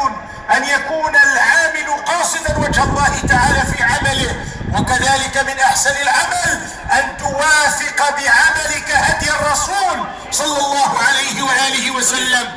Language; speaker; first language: Arabic; native; Arabic